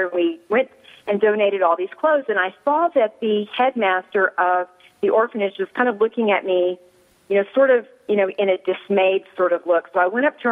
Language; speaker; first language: English; native; English